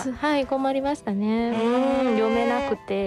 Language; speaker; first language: Japanese; non-native, fluent; Thai